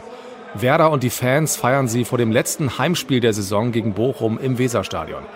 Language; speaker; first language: German; native; German